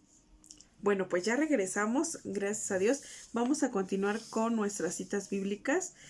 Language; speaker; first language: Spanish; native; Spanish